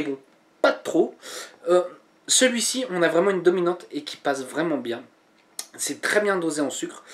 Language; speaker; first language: French; native; French